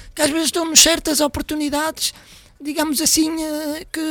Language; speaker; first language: Portuguese; native; Portuguese